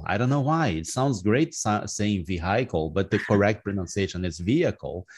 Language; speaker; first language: English; non-native, fluent; Portuguese